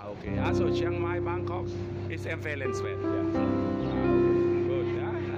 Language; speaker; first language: German; non-native, learner; Thai